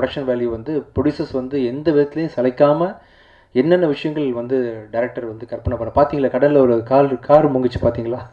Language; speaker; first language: Tamil; native; Tamil